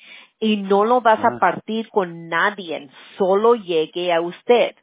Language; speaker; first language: Spanish; early bilingual, heritage; English